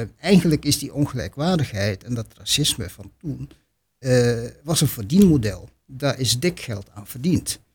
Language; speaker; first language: Dutch; native; Dutch